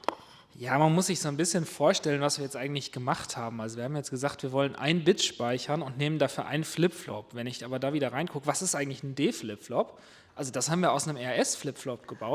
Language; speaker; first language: German; native; German